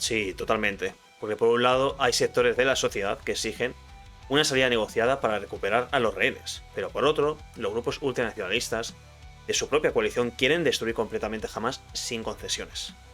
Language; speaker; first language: Spanish; native; Spanish